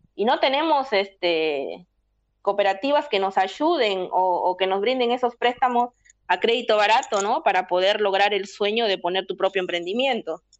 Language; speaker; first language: Spanish; native; Spanish